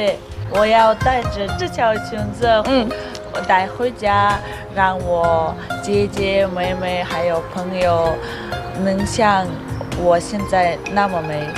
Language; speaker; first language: Chinese; non-native, learner; Russian